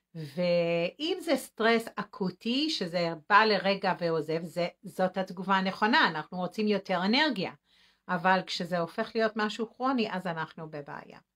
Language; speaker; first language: Hebrew; native; Hebrew